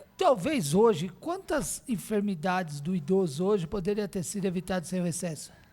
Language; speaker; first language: Portuguese; native; Portuguese